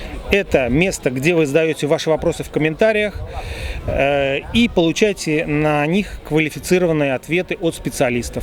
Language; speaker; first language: Russian; native; Russian